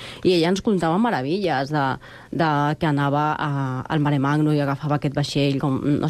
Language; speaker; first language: Catalan; non-native, fluent; Spanish